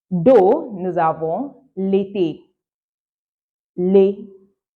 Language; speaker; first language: French; non-native, fluent; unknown